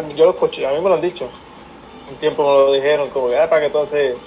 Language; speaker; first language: Spanish; native; Spanish